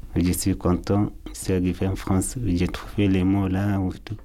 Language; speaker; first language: French; non-native, learner; Arabic